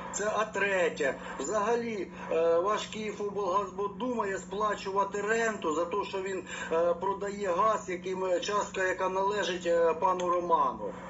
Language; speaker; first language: Ukrainian; non-native, local second language; Russian